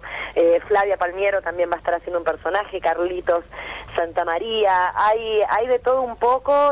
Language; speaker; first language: Spanish; native; Spanish